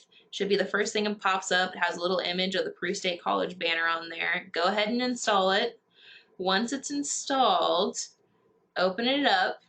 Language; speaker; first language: English; native; English